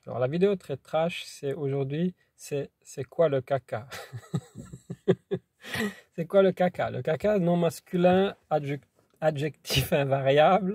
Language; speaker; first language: French; native; French